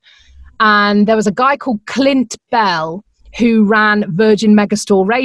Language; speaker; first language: English; native; English